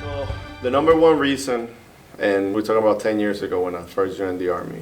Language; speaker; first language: English; early bilingual, other home language; Spanish